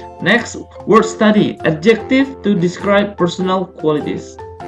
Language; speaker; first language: English; non-native, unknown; Indonesian